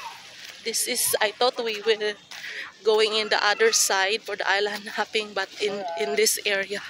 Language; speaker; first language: English; non-native, local second language; Filipino